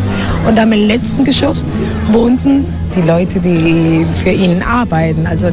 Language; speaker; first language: German; non-native, fluent; Spanish